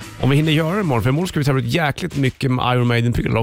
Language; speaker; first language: Swedish; native; Swedish